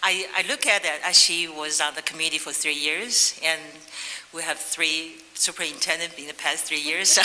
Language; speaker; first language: English; non-native, fluent; Chinese